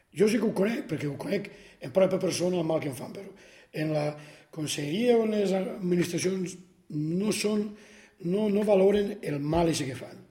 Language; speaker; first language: Catalan; native; Catalan